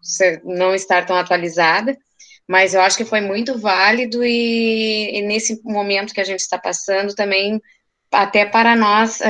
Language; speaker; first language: Portuguese; native; Portuguese